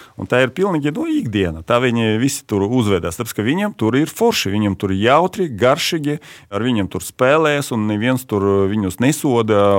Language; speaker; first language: Latvian; non-native, local second language; Russian